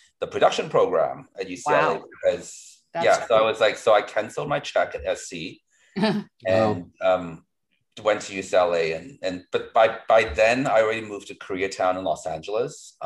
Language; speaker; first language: English; non-native, local second language; Cantonese